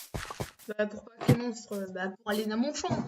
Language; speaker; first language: French; native; French